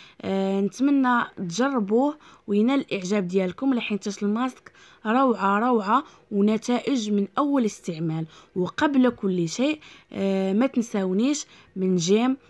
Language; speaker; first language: Arabic; native; Arabic